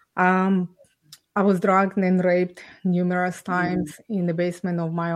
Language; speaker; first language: English; non-native, fluent; Ukrainian